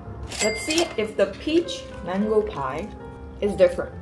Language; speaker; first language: English; non-native, local second language; Korean